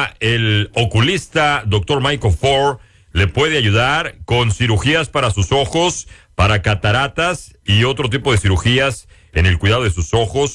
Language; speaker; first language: Spanish; native; Spanish